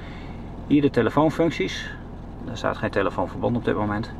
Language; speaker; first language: Dutch; native; Dutch